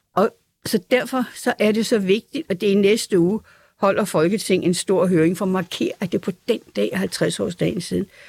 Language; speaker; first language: Danish; native; Danish